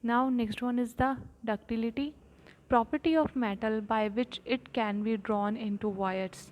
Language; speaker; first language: English; non-native, local second language; Punjabi